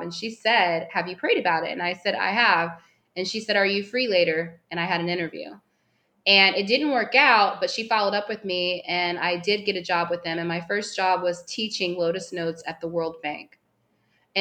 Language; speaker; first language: English; native; English